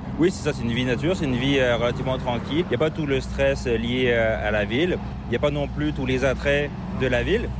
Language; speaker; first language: French; native; French